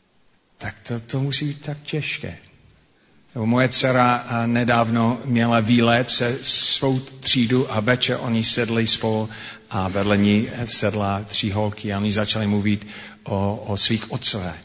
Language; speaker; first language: Czech; non-native, fluent; English